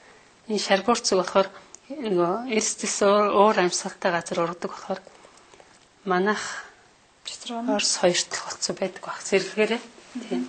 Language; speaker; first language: Mongolian; native; Mongolian